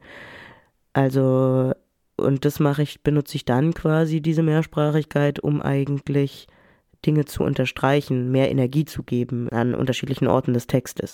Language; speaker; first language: German; early bilingual, other home language; French